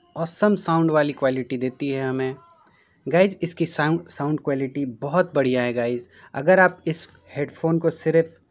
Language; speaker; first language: Hindi; native; Hindi